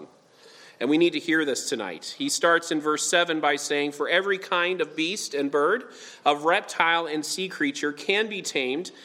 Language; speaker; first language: English; native; English